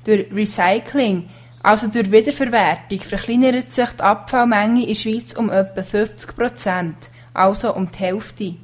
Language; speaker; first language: German; native; German